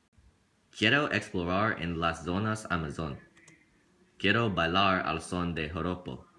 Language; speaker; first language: Spanish; non-native, learner; English